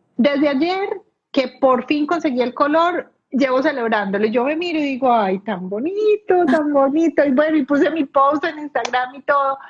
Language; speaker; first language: Spanish; native; Spanish